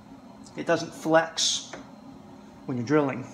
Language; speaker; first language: English; native; English